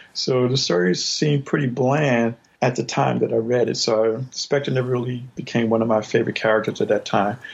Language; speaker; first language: English; native; English